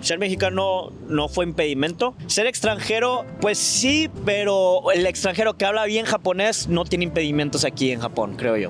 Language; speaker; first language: Spanish; native; Spanish